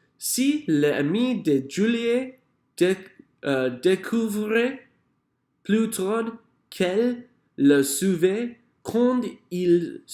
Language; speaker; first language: French; non-native, learner; English